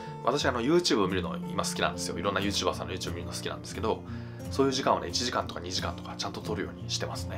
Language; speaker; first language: Japanese; native; Japanese